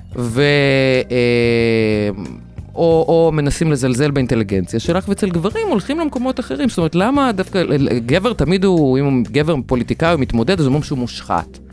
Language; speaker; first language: Hebrew; non-native, fluent; Lithuanian